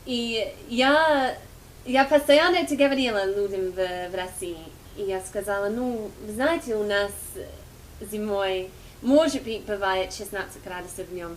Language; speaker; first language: Russian; non-native, fluent; English